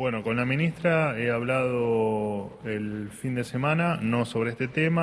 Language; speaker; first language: Spanish; native; Spanish